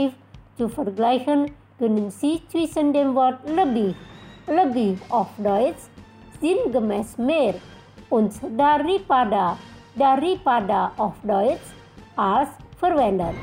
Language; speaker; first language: German; non-native, fluent; Indonesian